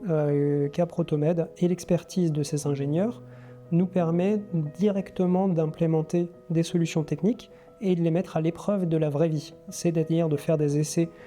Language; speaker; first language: French; native; French